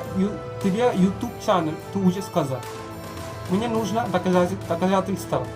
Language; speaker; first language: Russian; non-native, learner; Malayalam